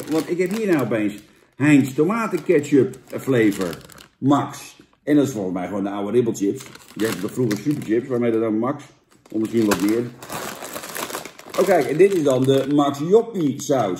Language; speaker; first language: Dutch; native; Dutch